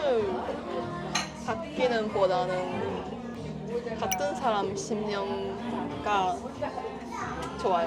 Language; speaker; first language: Korean; non-native, learner; Japanese